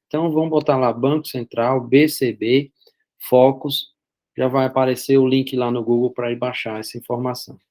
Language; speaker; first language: Portuguese; native; Portuguese